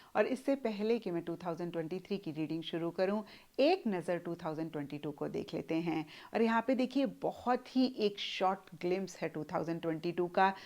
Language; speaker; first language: Hindi; native; Hindi